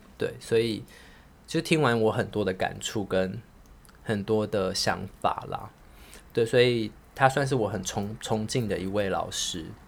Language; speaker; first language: Chinese; native; Chinese